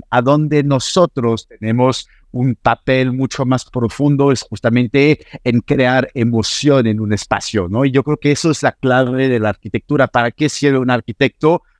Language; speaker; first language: Spanish; non-native, fluent; French